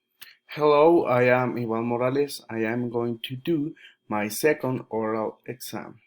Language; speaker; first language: English; non-native, learner; Spanish